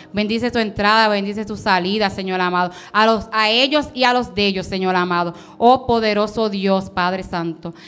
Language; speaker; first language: Spanish; early bilingual, heritage; Spanish